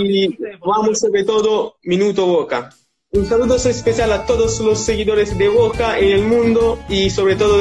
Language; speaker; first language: Spanish; non-native, learner; Italian